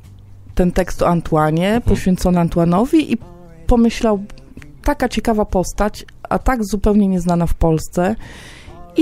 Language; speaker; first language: Polish; native; Polish